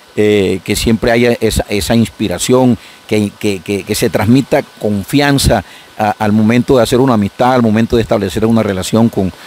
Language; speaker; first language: Spanish; native; Spanish